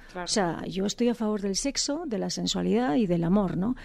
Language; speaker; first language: Spanish; native; Spanish